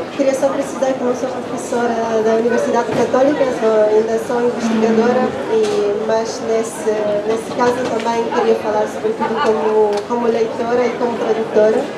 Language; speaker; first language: Portuguese; non-native, fluent; Italian